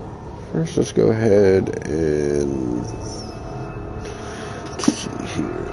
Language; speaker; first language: English; native; English